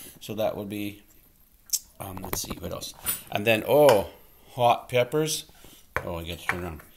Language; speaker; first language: English; native; English